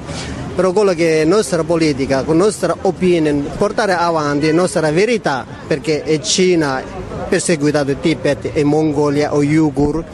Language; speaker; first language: Italian; non-native, fluent; Tibetan